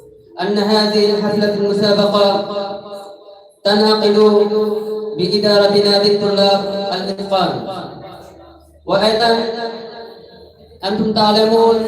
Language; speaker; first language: Arabic; non-native, learner; Bangla